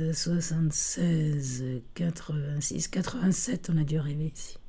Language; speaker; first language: French; early bilingual, other home language; Italian